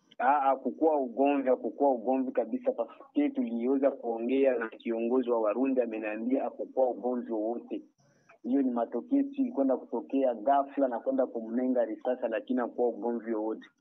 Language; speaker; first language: Swahili; native; Swahili